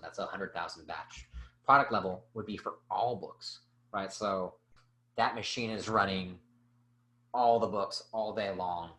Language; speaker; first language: English; native; English